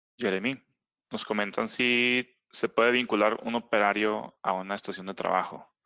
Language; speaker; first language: Spanish; native; Spanish